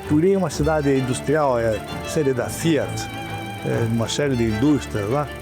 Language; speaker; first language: Portuguese; non-native, fluent; Italian